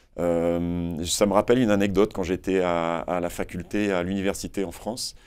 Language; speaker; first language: French; native; French